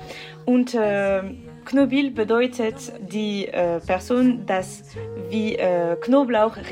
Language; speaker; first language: German; non-native, learner; French